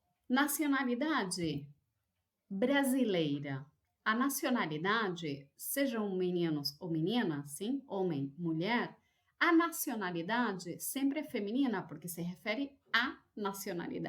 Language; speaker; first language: Portuguese; non-native, fluent; Spanish